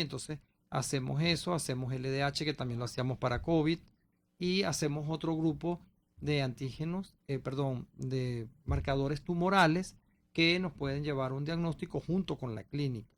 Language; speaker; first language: Spanish; native; Spanish